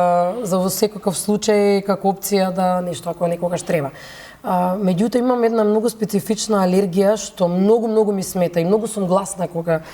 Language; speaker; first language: Macedonian; native; Macedonian